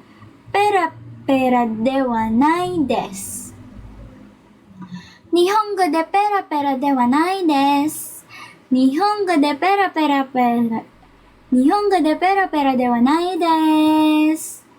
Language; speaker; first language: Japanese; non-native, learner; Filipino